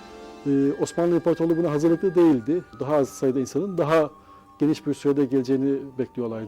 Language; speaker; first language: Turkish; native; Turkish